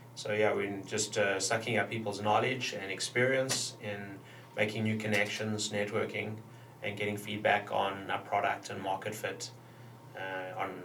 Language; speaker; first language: English; native; English